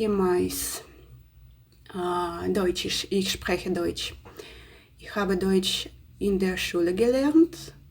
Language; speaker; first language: German; non-native, learner; Russian